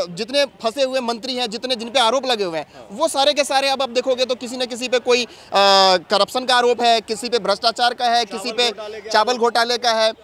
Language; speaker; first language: Hindi; native; Hindi